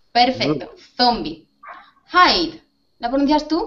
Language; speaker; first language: Spanish; native; Spanish